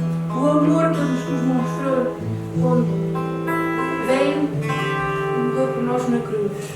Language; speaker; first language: Portuguese; native; Portuguese